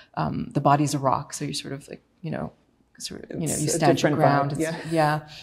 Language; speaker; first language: English; native; English